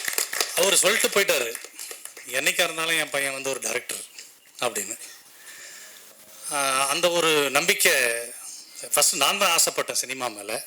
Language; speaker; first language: Tamil; native; Tamil